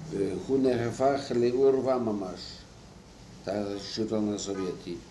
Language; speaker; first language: Hebrew; non-native, fluent; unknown